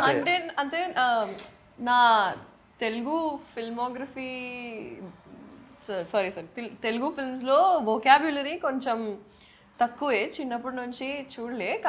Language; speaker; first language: Telugu; non-native, local second language; Urdu